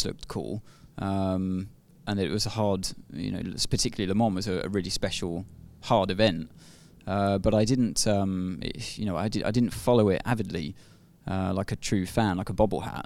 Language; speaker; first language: English; native; English